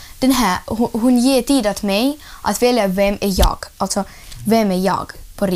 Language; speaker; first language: Swedish; non-native, learner; Russian